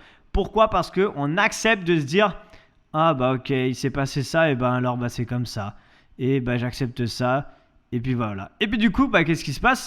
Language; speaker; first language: French; native; French